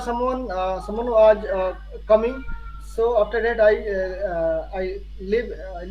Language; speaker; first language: English; non-native, learner; Hindi